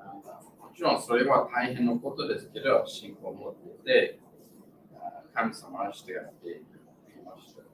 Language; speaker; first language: Japanese; non-native, learner; English